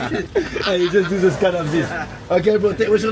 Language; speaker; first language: English; non-native, learner; French